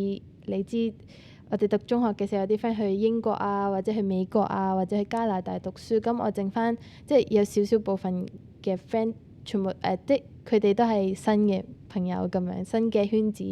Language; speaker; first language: Cantonese; native; Cantonese